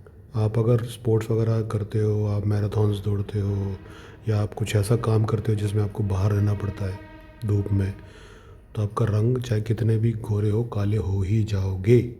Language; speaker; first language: Hindi; native; Hindi